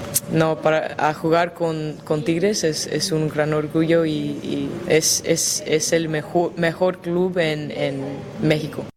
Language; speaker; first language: Spanish; early bilingual, heritage; Spanish